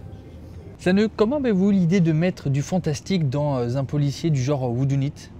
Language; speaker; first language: French; native; French